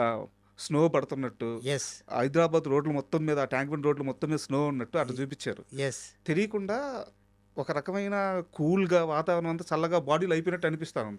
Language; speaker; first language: Telugu; native; Telugu